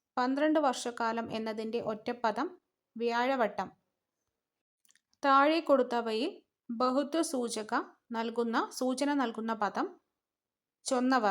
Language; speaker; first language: Malayalam; native; Malayalam